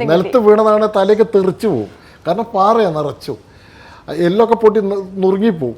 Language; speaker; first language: Malayalam; native; Malayalam